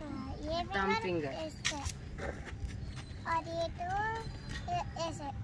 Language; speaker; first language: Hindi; non-native, learner; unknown